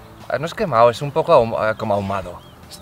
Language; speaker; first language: Spanish; native; Spanish